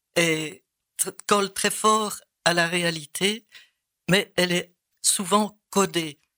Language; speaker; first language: French; native; French